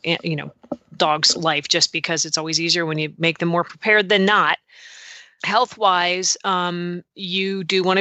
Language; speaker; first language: English; native; English